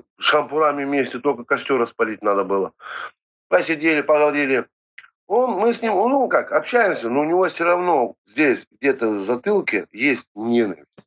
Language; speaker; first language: Russian; non-native, local second language; Crimean Tatar